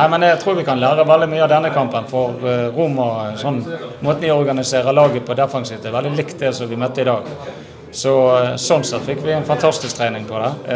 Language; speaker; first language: Norwegian; native; Norwegian